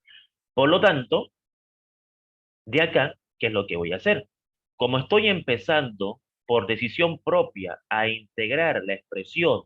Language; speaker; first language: Spanish; native; Spanish